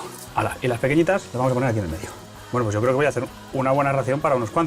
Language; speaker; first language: Spanish; native; Spanish